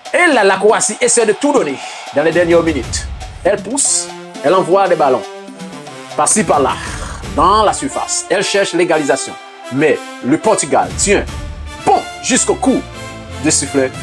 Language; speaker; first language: French; non-native, local second language; Haitian Creole